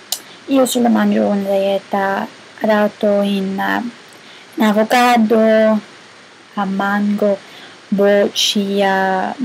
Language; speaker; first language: Italian; non-native, learner; English